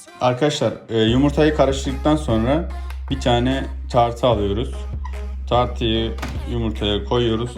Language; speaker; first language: Turkish; native; Turkish